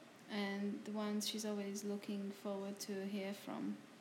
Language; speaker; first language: English; non-native, fluent; Romanian